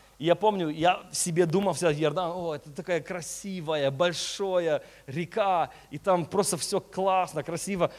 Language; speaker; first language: Russian; early bilingual, heritage; Russian